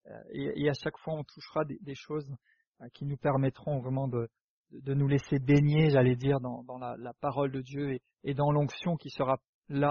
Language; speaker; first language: French; native; French